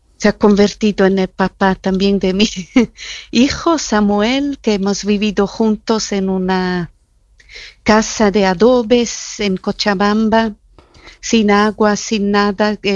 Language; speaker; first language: Spanish; non-native, fluent; German